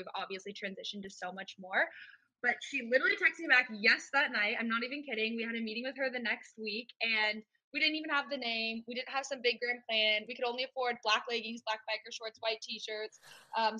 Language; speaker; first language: English; native; English